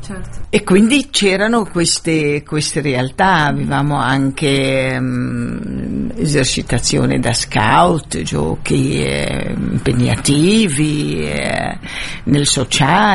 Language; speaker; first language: Italian; non-native, fluent; Arabic